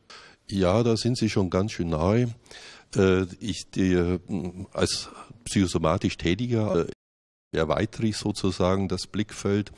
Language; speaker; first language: German; native; German